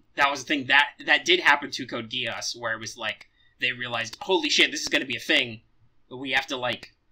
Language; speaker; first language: English; native; English